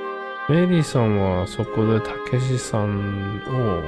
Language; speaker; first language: Japanese; non-native, learner; English